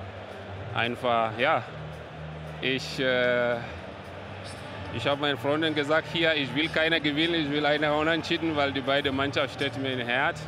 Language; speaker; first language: German; non-native, learner; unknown